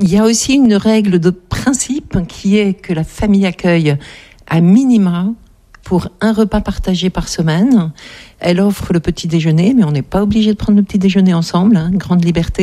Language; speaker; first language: French; native; French